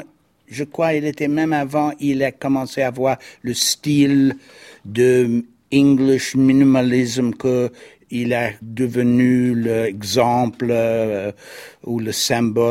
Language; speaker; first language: French; non-native, fluent; English